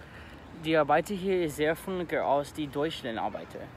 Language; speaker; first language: German; non-native, learner; English